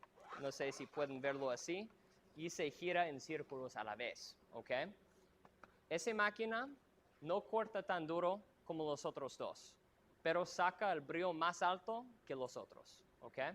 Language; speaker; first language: Spanish; non-native, fluent; English